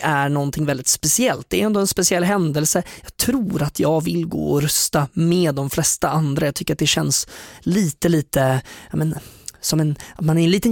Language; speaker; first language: Swedish; native; Swedish